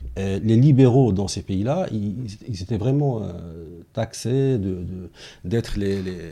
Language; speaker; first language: French; non-native, local second language; Arabic